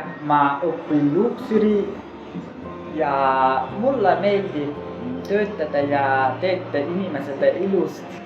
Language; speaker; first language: Estonian; non-native, learner; Tajik